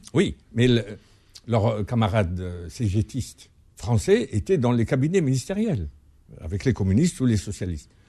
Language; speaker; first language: French; non-native, local second language; Arabic